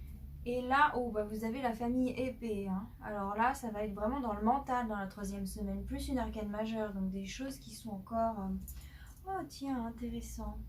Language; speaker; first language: French; native; French